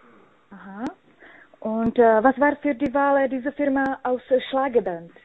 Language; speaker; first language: German; non-native, learner; Czech